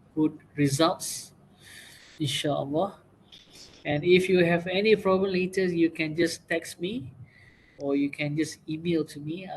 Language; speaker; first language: English; non-native, local second language; Malay